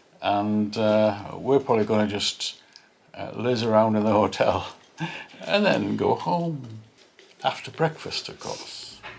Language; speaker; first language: English; native; English